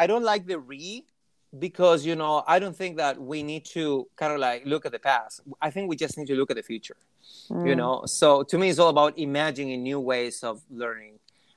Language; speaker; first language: English; non-native, fluent; Spanish